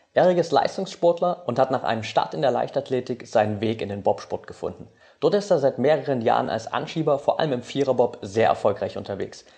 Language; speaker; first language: German; native; German